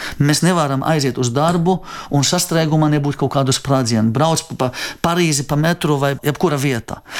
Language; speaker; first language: Latvian; non-native, fluent; Arabic